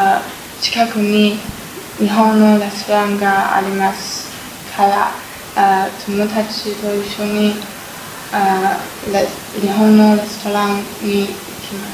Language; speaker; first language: Japanese; non-native, learner; Chinese